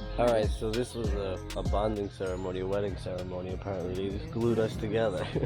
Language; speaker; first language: English; native; English